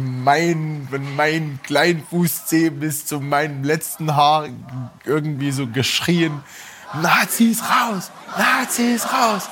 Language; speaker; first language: German; non-native, fluent; Arabic